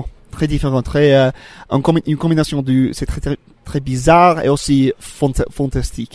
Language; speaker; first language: French; non-native, fluent; English